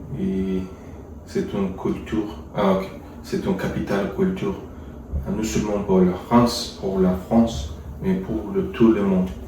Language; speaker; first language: French; non-native, learner; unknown